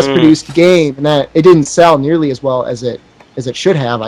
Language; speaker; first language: English; native; English